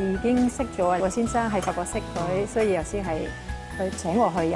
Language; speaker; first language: Cantonese; non-native, fluent; French